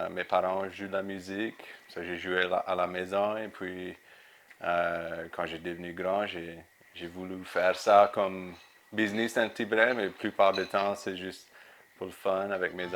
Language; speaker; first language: French; non-native, local second language; English